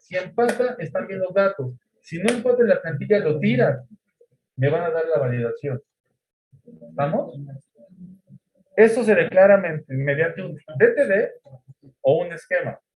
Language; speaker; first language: Spanish; native; Spanish